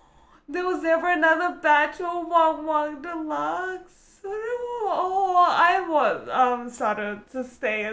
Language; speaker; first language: English; native; English